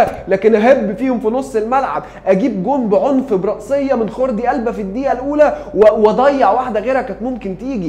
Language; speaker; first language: Arabic; native; Arabic